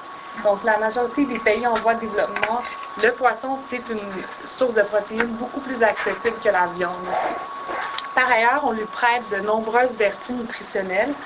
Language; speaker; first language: French; native; French